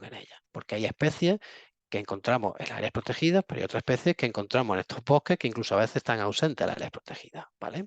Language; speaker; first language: Spanish; native; Spanish